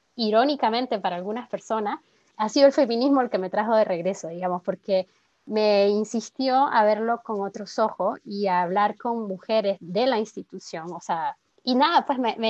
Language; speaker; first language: Spanish; native; Spanish